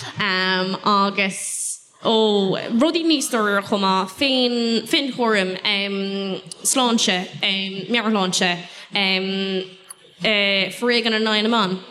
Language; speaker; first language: Irish; non-native, local second language; English